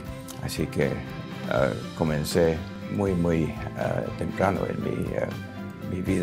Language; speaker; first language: Spanish; non-native, local second language; English